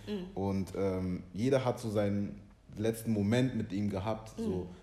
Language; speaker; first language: German; early bilingual, other home language; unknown